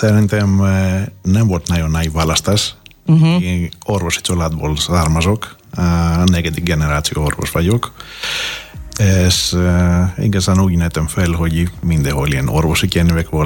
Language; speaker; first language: Hungarian; non-native, learner; Greek